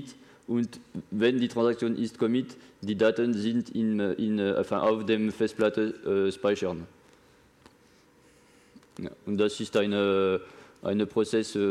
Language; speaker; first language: German; non-native, learner; French